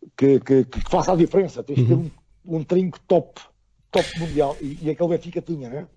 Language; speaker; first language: Portuguese; native; Portuguese